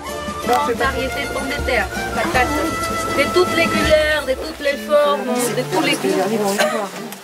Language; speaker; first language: French; non-native, fluent; Spanish